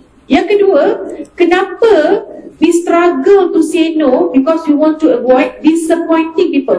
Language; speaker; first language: English; non-native, local second language; Malay